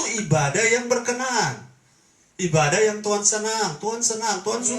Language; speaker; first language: Indonesian; native; Indonesian